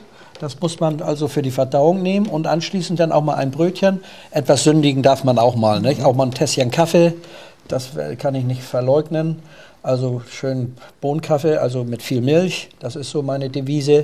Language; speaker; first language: German; native; German